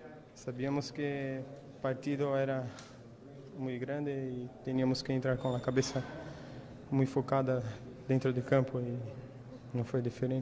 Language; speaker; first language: Spanish; non-native, learner; Portuguese